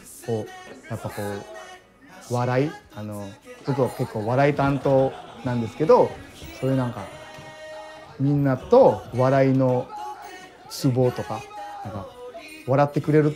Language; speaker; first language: Japanese; early bilingual, other home language; Filipino